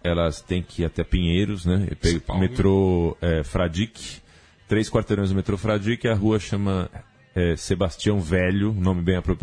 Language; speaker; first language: Portuguese; native; Portuguese